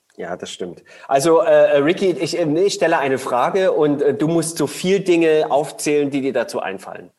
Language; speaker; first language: German; native; German